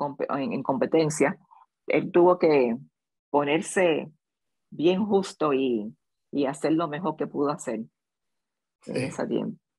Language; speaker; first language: Spanish; early bilingual, other home language; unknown